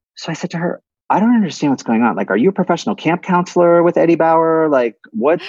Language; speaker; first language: English; native; English